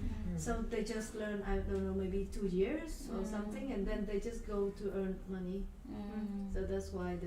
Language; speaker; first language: English; non-native, fluent; Vietnamese